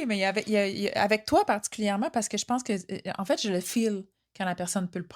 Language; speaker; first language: French; native; French